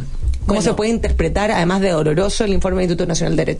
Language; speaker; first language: Spanish; native; Spanish